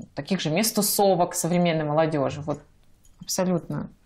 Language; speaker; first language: Russian; native; Russian